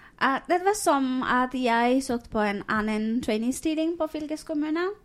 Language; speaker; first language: Norwegian; non-native, fluent; Bangla